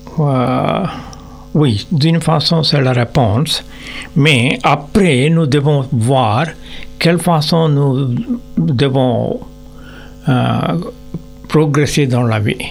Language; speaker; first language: French; non-native, learner; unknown